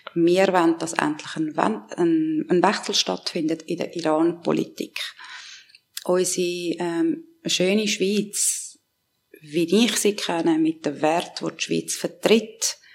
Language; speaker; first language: German; early bilingual, other home language; Persian